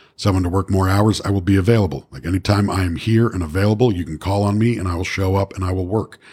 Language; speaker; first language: English; native; English